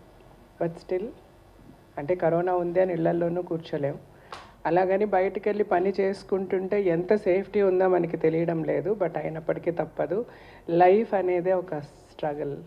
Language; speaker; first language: Telugu; native; Telugu